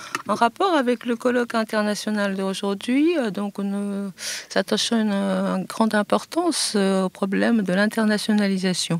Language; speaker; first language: French; non-native, fluent; Japanese